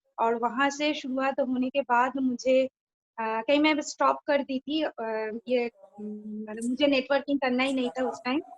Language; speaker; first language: Hindi; non-native, local second language; Bangla